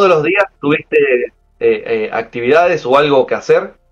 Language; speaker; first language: Spanish; native; Spanish